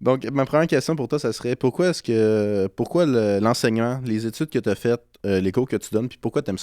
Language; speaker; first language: French; native; French